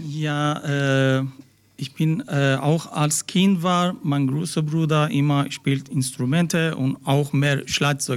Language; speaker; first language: German; non-native, learner; Persian